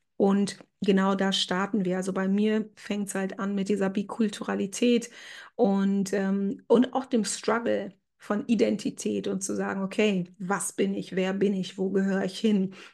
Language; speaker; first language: German; native; German